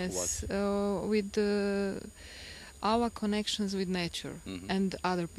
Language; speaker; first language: English; non-native, learner; Croatian